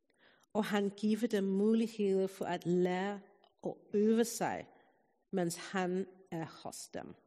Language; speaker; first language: Danish; non-native, fluent; English